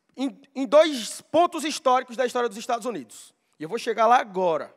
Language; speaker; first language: Portuguese; native; Portuguese